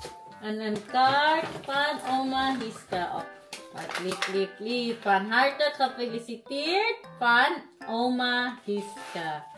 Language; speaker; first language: Dutch; non-native, learner; Filipino